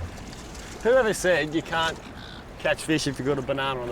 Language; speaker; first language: English; native; English